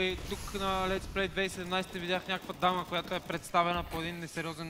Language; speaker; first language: Bulgarian; native; Bulgarian